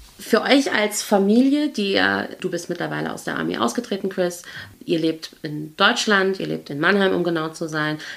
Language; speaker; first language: German; native; German